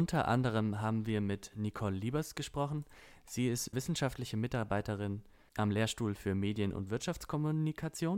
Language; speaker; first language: German; native; German